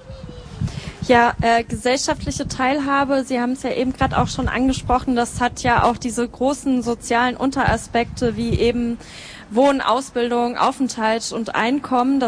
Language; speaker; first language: German; native; German